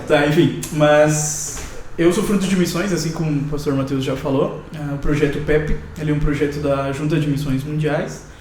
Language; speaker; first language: Portuguese; non-native, fluent; Spanish